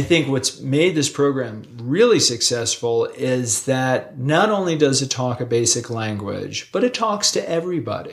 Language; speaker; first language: English; native; English